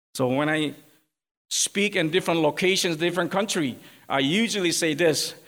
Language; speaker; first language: English; non-native, fluent; Korean